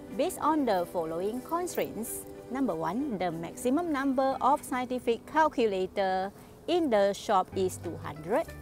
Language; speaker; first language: English; non-native, local second language; Chinese